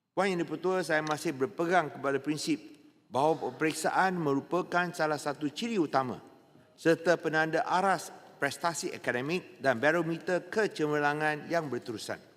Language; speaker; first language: Malay; non-native, local second language; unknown